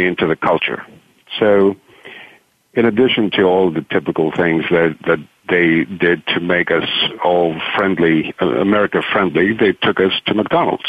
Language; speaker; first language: English; non-native, fluent; Greek